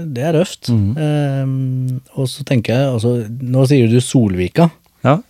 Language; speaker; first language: Norwegian; early bilingual, other home language; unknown